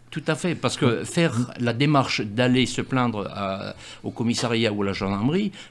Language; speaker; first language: French; native; French